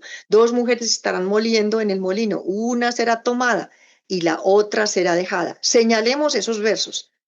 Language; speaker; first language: Spanish; native; Spanish